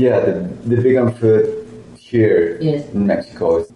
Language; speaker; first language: English; non-native, learner; Spanish